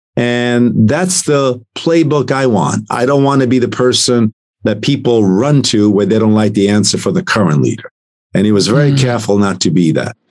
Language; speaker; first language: English; non-native, fluent; Italian